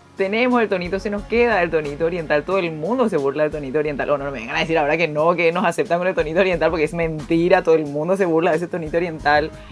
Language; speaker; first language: Spanish; early bilingual, other home language; Korean